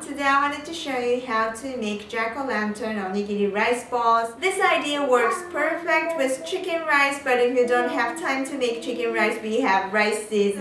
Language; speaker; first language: English; non-native, fluent; Japanese